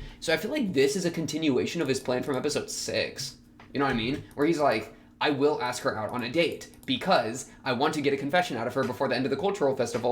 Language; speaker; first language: English; native; English